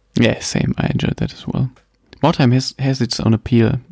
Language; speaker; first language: English; non-native, fluent; German